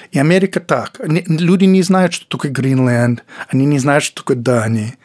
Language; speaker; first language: Russian; non-native, fluent; English